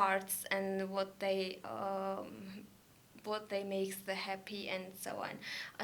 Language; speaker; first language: English; non-native, learner; Georgian